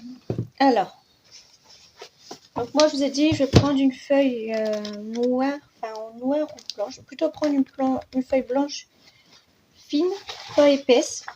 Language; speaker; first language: French; native; French